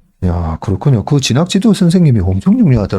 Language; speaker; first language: Korean; native; Korean